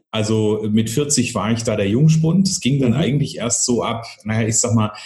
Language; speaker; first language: German; native; German